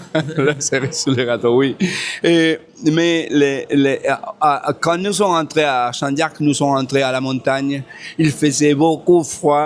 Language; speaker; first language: French; non-native, fluent; Spanish